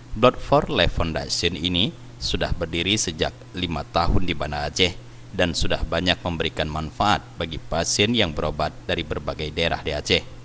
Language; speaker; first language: Indonesian; native; Indonesian